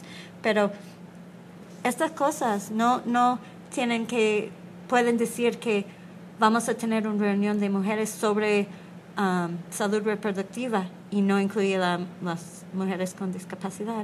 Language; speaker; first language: Spanish; non-native, learner; English